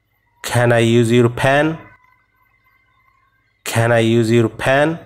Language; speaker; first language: English; non-native, fluent; Bangla